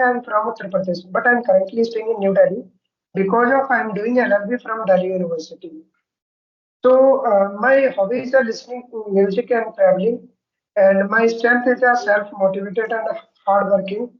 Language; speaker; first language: English; non-native, learner; Hindi